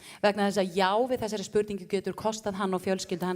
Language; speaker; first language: Icelandic; native; Icelandic